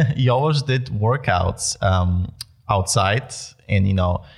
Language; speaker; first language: English; non-native, fluent; Bulgarian